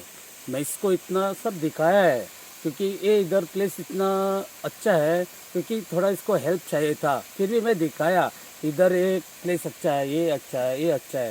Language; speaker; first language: Hindi; non-native, local second language; Konkani